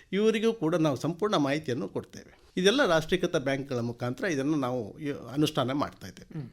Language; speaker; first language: Kannada; native; Kannada